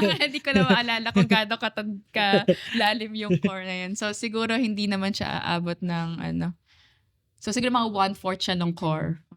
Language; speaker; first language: Filipino; native; Filipino